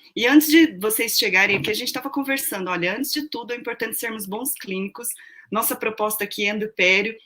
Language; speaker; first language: Portuguese; native; Portuguese